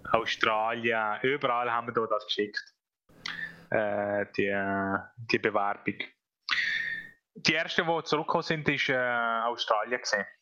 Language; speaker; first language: German; non-native, fluent; Italian